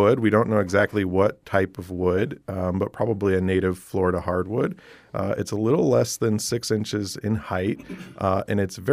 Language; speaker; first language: English; native; English